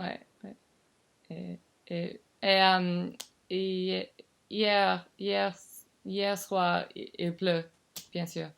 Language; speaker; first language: French; non-native, learner; English